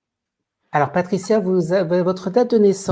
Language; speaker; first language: French; native; French